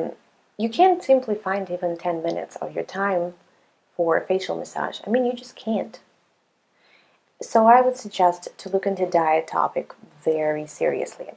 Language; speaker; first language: English; non-native, fluent; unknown